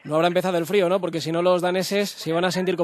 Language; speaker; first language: Spanish; native; Spanish